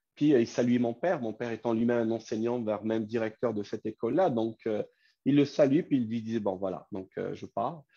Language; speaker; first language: French; non-native, local second language; Kabyle